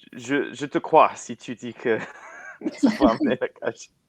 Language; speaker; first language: French; non-native, learner; English